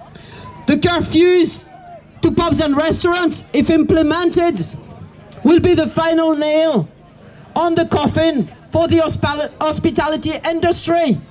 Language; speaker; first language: English; non-native, fluent; French